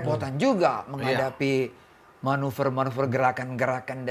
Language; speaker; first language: Indonesian; native; Indonesian